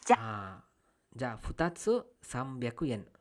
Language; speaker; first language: Japanese; non-native, fluent; Kannada